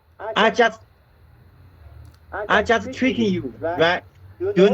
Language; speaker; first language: English; non-native, local second language; Bangla